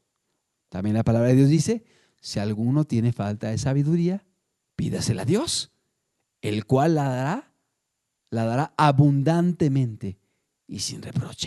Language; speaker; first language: Spanish; native; Spanish